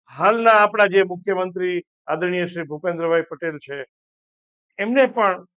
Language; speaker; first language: Gujarati; native; Gujarati